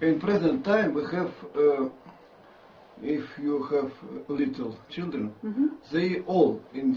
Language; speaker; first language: English; non-native, learner; Russian